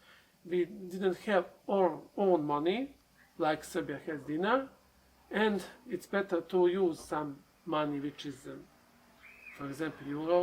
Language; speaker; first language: English; non-native, learner; Serbian